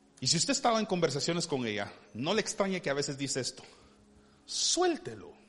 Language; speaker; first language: Spanish; early bilingual, heritage; Spanish